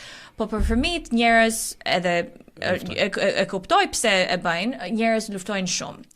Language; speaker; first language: Albanian; early bilingual, heritage; Albanian